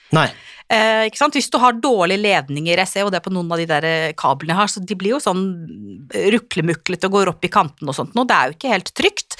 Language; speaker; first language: Norwegian; native; Norwegian